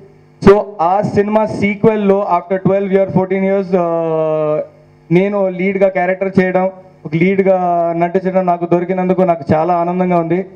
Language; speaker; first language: Telugu; non-native, local second language; Hindi